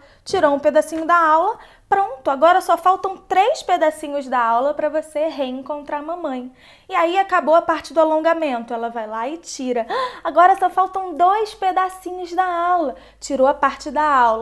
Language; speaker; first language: Portuguese; native; Portuguese